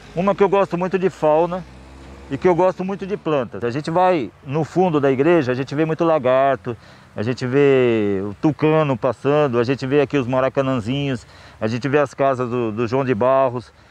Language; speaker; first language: Portuguese; native; Portuguese